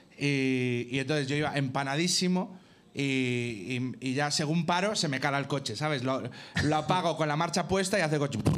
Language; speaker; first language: Spanish; native; Spanish